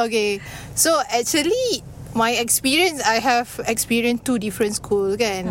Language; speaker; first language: English; non-native, local second language; Malay